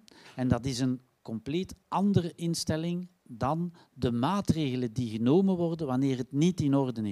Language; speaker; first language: Dutch; native; Dutch